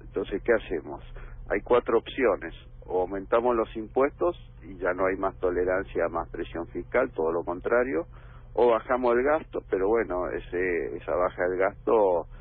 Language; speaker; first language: Spanish; native; Spanish